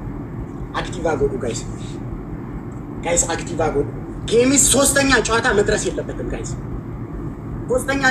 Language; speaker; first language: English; non-native, learner; Oromo